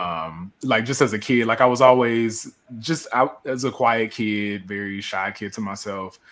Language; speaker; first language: English; native; English